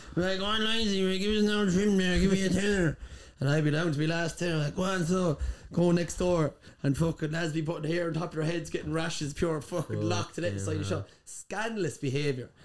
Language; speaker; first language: English; native; English